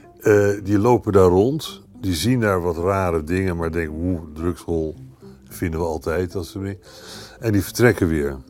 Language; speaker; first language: Dutch; native; Dutch